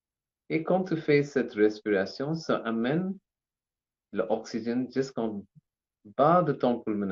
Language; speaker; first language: French; non-native, learner; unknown